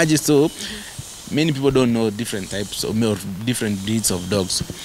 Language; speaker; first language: English; non-native, local second language; Masai